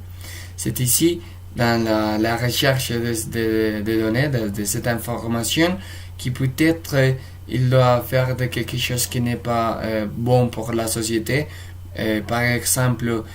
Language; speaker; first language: French; non-native, fluent; Spanish